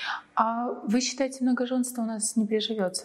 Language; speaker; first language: Russian; native; Russian